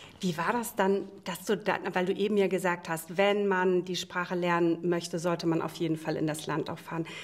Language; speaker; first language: German; native; German